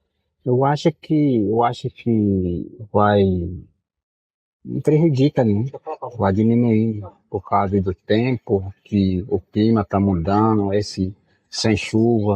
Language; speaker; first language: Portuguese; non-native, local second language; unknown